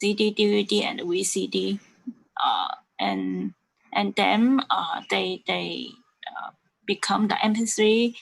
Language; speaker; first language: English; non-native, learner; Chinese